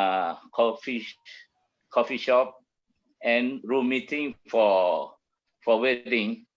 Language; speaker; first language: English; non-native, learner; Malay